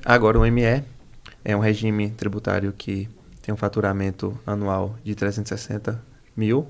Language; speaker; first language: Portuguese; native; Portuguese